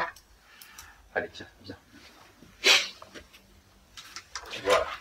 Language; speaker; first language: French; native; French